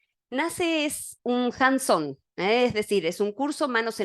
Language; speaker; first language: Spanish; native; Spanish